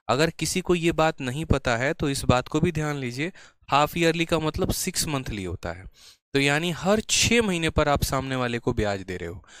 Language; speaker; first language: Hindi; native; Hindi